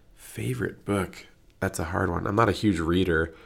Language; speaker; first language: English; native; English